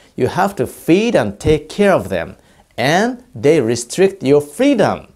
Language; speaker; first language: English; non-native, fluent; Japanese